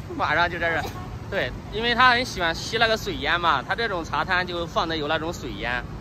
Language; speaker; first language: Chinese; native; Chinese